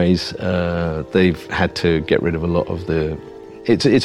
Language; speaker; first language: English; native; English